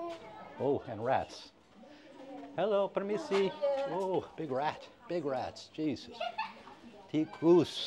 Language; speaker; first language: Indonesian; non-native, learner; English